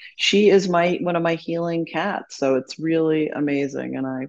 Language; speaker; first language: English; native; English